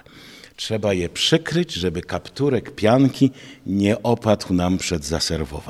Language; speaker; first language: Polish; native; Polish